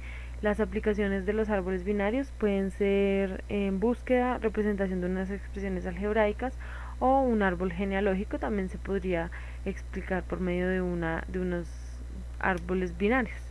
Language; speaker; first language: Spanish; native; Spanish